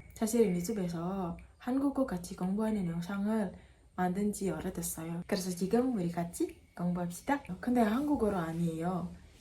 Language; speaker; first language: Korean; non-native, learner; Indonesian